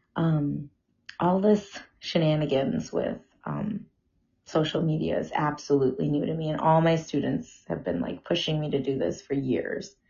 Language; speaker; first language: English; early bilingual, other home language; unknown